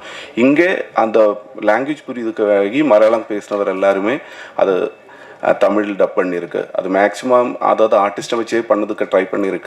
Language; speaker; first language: Tamil; non-native, learner; Malayalam